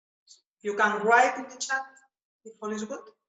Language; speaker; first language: English; non-native, learner; Spanish